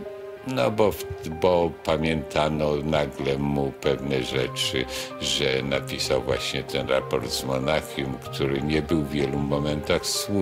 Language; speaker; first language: Polish; native; Polish